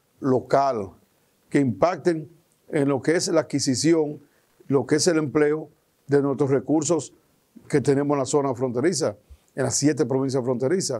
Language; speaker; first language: Spanish; native; Spanish